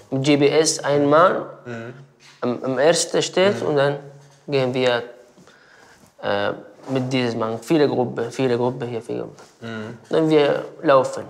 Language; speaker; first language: German; non-native, learner; Arabic